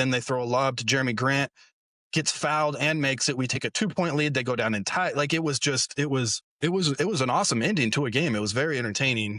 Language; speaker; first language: English; native; English